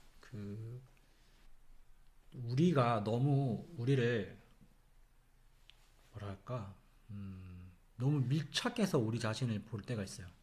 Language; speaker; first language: Korean; native; Korean